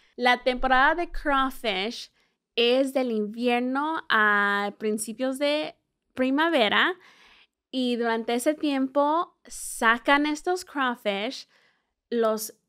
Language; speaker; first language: Spanish; early bilingual, heritage; Spanish